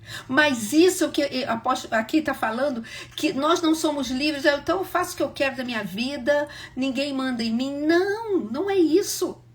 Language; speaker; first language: Portuguese; native; Portuguese